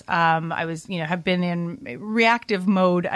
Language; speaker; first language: English; native; English